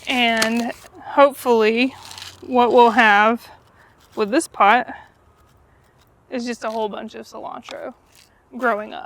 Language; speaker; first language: English; native; English